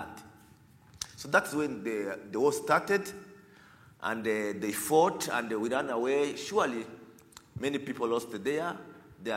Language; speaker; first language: English; non-native, learner; Kinyarwanda